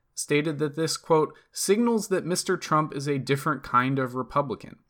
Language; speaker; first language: English; native; English